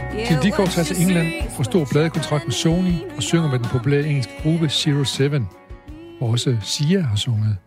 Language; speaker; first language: Danish; native; Danish